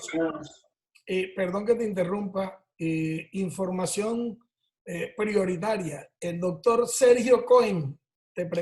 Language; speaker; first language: Spanish; native; Spanish